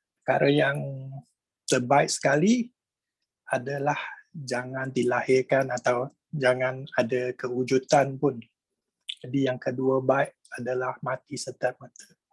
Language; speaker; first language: Malay; non-native, local second language; Chinese